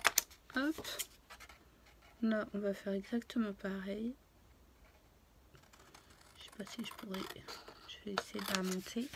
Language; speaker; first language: French; native; French